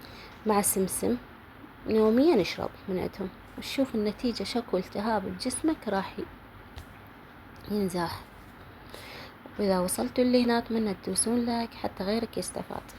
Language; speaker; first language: Arabic; native; Arabic